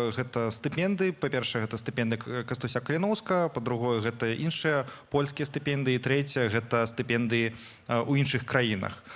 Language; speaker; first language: Belarusian; native; Belarusian